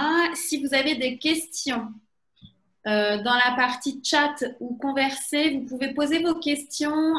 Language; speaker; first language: French; native; French